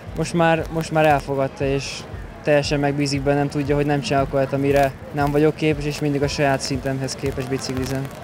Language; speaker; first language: Hungarian; native; Hungarian